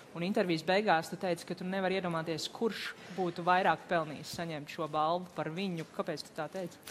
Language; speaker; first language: Latvian; native; Latvian